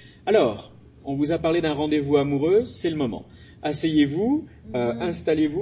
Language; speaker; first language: French; native; French